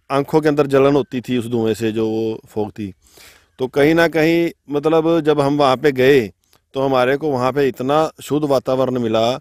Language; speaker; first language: Hindi; non-native, local second language; Punjabi